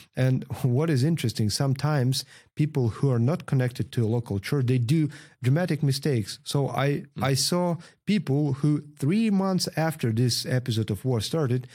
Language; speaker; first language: English; non-native, fluent; Ukrainian